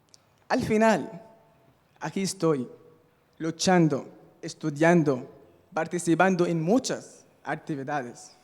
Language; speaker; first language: Spanish; non-native, fluent; Arabic